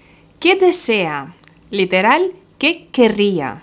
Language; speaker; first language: Spanish; non-native, fluent; Russian